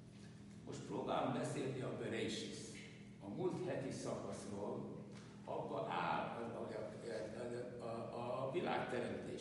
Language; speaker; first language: Hungarian; non-native, local second language; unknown